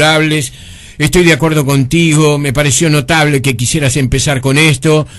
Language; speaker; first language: Spanish; native; Spanish